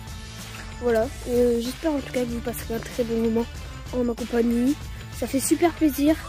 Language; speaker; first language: French; native; French